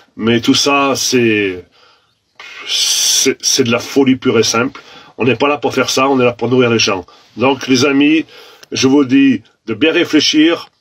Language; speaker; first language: French; native; French